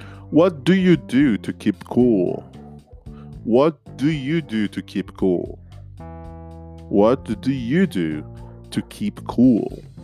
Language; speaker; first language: English; non-native, fluent; Portuguese